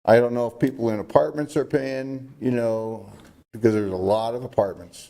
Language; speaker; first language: English; native; English